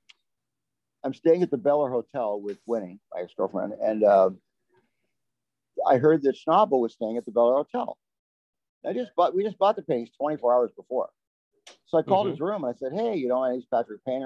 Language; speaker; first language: English; native; English